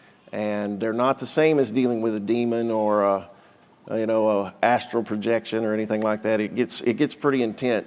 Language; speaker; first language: English; native; English